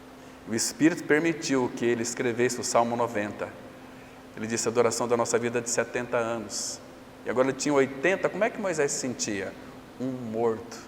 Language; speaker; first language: Portuguese; native; Portuguese